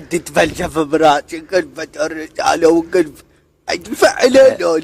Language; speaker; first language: Arabic; native; Arabic